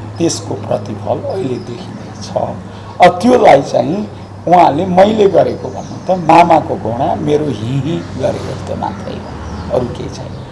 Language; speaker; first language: Nepali; native; Nepali